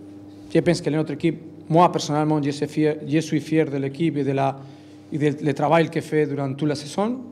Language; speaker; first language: French; non-native, learner; Spanish